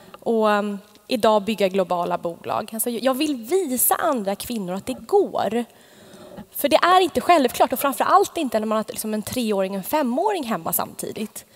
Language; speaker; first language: Swedish; native; Swedish